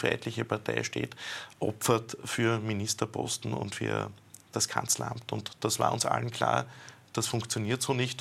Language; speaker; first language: German; native; German